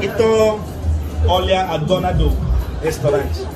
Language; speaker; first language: Portuguese; non-native, learner; Igbo